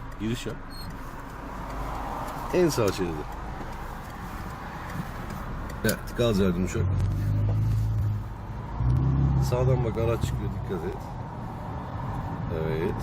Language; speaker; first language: Turkish; native; Turkish